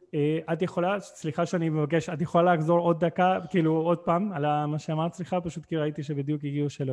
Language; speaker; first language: Hebrew; non-native, fluent; Spanish